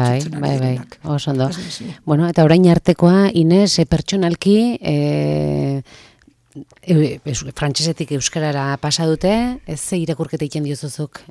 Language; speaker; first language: Basque; native; Basque